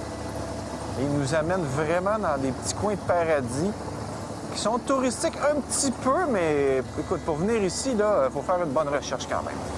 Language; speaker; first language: French; native; French